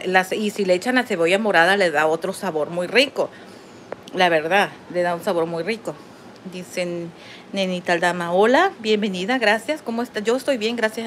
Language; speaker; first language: Spanish; native; Spanish